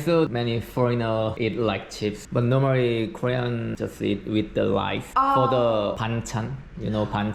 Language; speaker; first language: English; non-native, learner; Korean